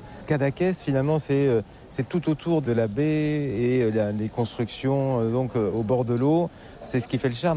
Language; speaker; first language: French; native; French